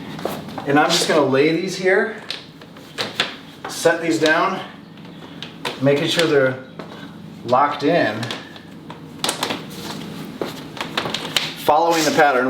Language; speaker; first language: English; native; English